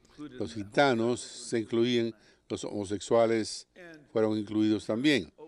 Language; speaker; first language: Spanish; non-native, fluent; English